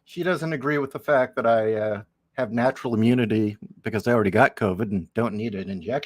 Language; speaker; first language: English; native; English